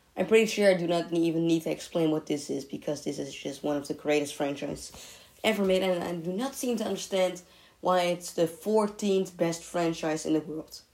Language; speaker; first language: English; non-native, fluent; Dutch